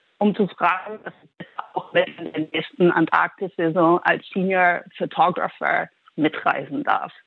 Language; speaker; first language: German; early bilingual, heritage; Dutch